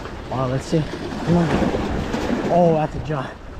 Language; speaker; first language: English; early bilingual, other home language; Korean